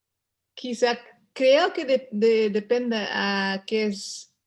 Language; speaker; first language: Spanish; non-native, learner; Dutch